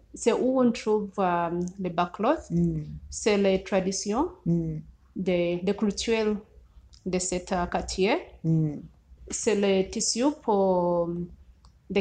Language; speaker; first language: French; non-native, learner; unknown